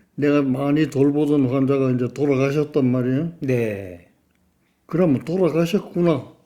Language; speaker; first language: Korean; native; Korean